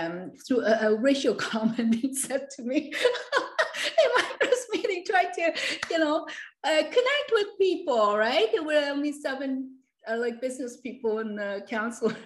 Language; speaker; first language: English; non-native, local second language; Cantonese